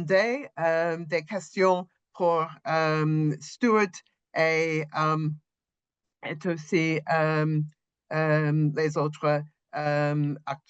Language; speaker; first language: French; non-native, learner; English